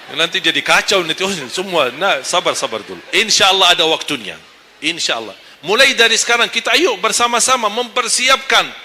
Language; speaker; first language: Malay; non-native, fluent; Arabic